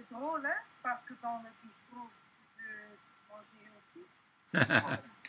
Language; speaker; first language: French; non-native, fluent; Dutch